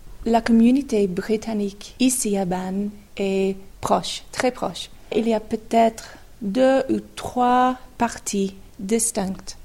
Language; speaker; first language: French; non-native, fluent; English